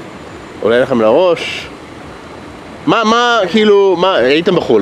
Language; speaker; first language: Hebrew; non-native, fluent; English